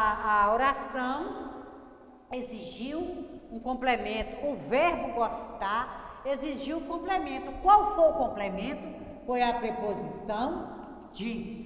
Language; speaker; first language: Portuguese; native; Portuguese